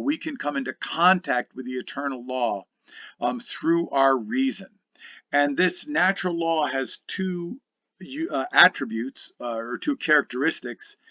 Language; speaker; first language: English; native; English